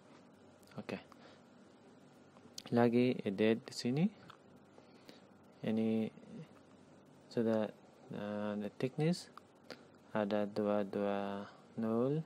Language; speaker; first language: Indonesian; non-native, learner; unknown